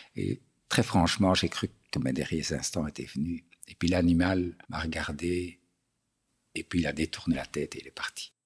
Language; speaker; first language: French; native; French